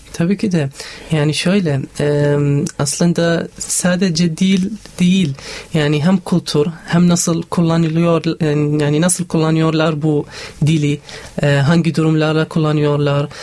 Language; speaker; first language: Turkish; non-native, local second language; Arabic